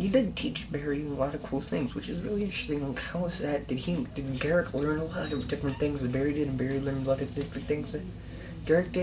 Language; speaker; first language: English; native; English